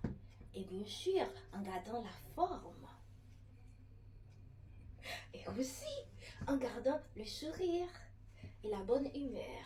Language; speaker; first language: French; early bilingual, other home language; Haitian Creole